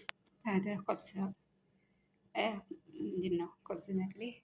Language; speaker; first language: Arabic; non-native, fluent; Amharic